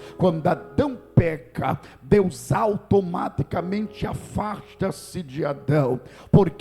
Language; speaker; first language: Portuguese; native; Portuguese